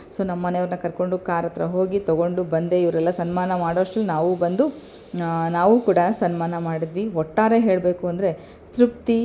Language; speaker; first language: Kannada; native; Kannada